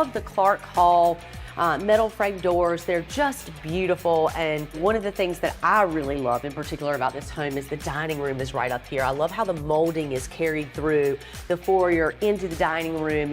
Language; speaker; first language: English; native; English